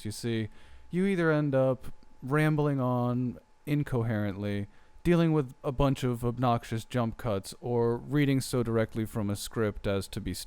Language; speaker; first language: English; native; English